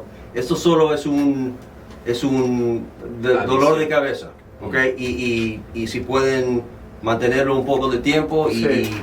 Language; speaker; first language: Spanish; early bilingual, heritage; Spanish